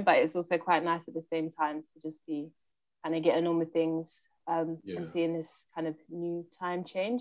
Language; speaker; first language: English; native; English